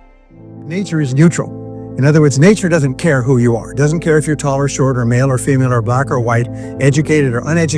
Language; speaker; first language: English; native; English